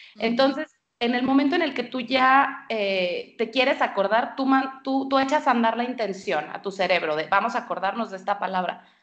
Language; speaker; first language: Spanish; native; Spanish